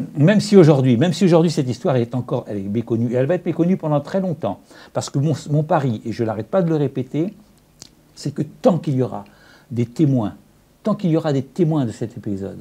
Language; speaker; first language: French; native; French